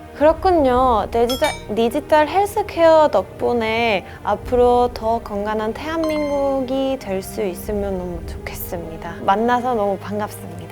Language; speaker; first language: Korean; non-native, fluent; Spanish